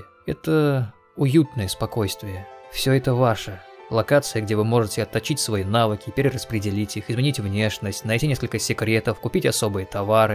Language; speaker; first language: Russian; native; Russian